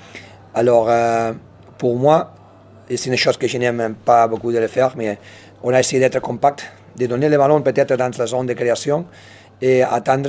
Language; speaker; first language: French; non-native, fluent; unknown